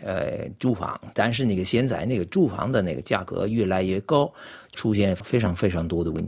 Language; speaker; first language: Chinese; non-native, fluent; French